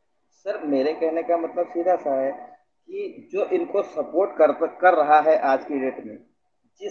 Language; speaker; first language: Hindi; native; Hindi